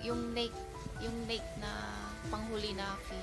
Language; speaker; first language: Filipino; non-native, learner; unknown